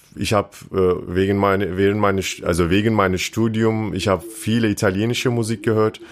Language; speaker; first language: German; non-native, fluent; Turkish